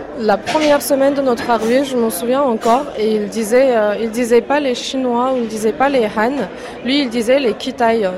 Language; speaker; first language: French; non-native, fluent; Uyghur